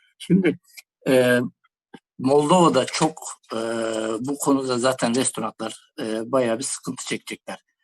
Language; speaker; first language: Turkish; native; Turkish